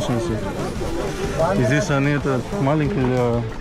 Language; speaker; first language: Russian; non-native, learner; Spanish